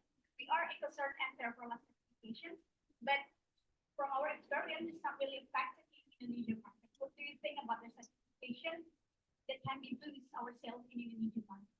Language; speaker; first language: English; non-native, learner; Indonesian